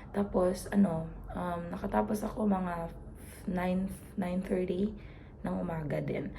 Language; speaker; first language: Filipino; non-native, local second language; Cebuano